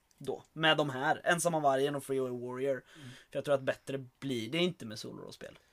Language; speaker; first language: Swedish; native; Swedish